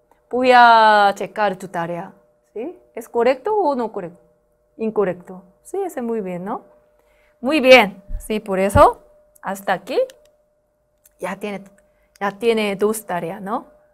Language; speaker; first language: Spanish; non-native, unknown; Korean